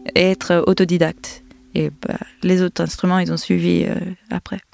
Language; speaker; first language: French; non-native, fluent; English